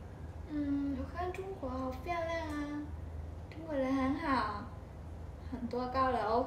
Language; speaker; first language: Chinese; non-native, learner; Vietnamese